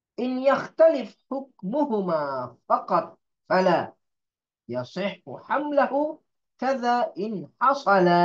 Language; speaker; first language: Arabic; non-native, fluent; Indonesian